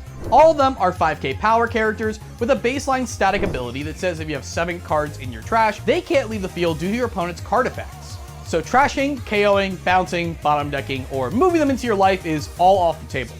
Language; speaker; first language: English; native; English